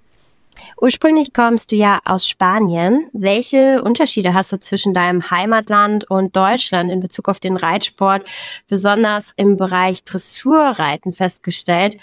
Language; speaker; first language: German; native; German